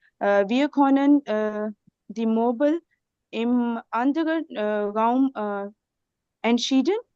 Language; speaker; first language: German; non-native, learner; Urdu